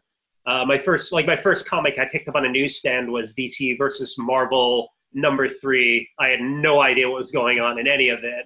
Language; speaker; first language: English; native; English